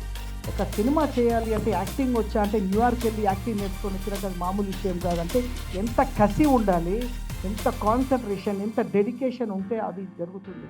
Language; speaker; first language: Telugu; native; Telugu